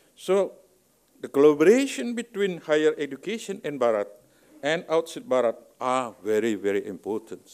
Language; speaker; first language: English; non-native, fluent; Indonesian